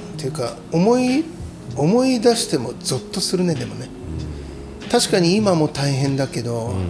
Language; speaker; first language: Japanese; native; Japanese